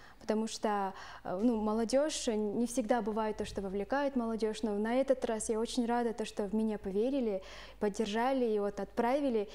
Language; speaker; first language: Russian; non-native, local second language; Kyrgyz